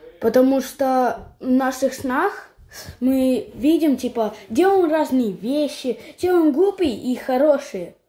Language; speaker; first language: Russian; early bilingual, heritage; Russian